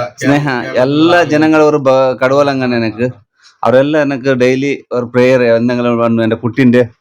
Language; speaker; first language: Malayalam; non-native, learner; Kannada